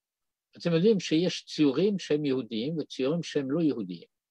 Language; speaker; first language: Hebrew; non-native, fluent; French